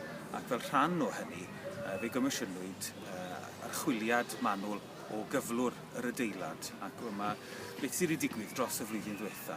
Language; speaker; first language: Welsh; native; Welsh